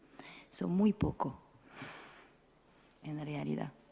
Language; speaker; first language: Spanish; non-native, fluent; French